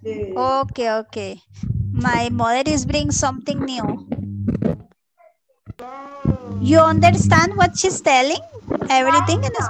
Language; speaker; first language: English; non-native, fluent; Spanish